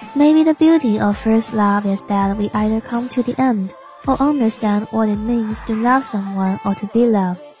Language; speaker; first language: English; non-native, fluent; Chinese